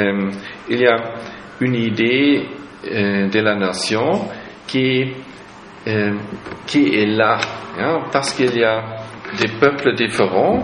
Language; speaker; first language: French; non-native, fluent; German